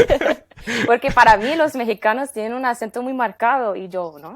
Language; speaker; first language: Spanish; non-native, fluent; English